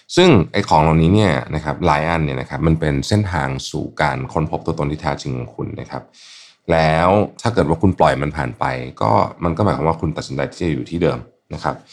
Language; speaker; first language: Thai; native; Thai